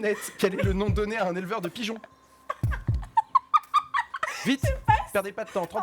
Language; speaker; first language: French; native; French